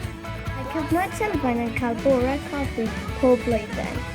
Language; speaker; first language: Welsh; non-native, local second language; English